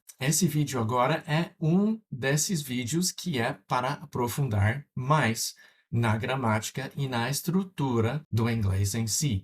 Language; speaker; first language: Portuguese; non-native, fluent; English